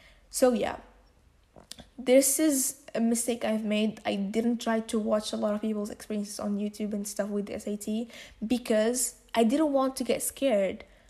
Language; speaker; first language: English; non-native, fluent; Arabic